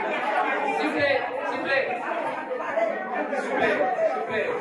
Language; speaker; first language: French; non-native, fluent; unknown